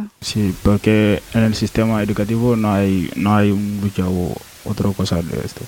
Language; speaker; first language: Spanish; non-native, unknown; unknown